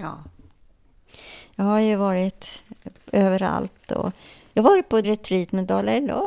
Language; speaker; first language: Swedish; early bilingual, other home language; German